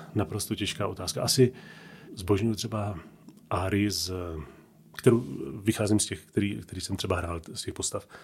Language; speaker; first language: Czech; native; Czech